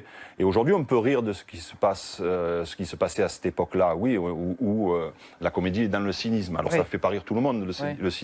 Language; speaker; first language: French; native; French